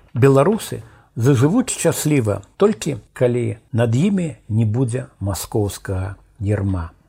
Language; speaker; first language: Belarusian; native; Belarusian